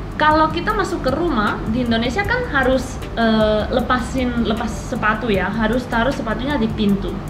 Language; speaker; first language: Indonesian; non-native, fluent; Spanish